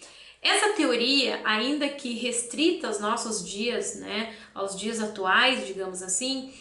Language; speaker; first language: Portuguese; native; Portuguese